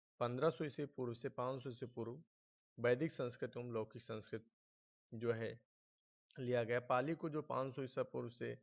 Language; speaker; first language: Hindi; native; Hindi